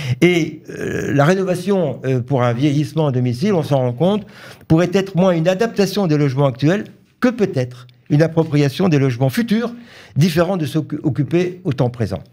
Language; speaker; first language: French; native; French